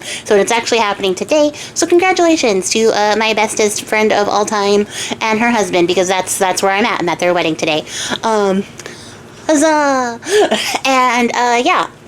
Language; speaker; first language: English; native; English